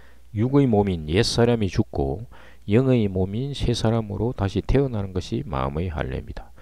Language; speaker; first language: Korean; native; Korean